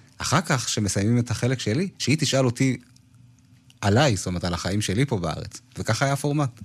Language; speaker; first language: Hebrew; early bilingual, other home language; Amharic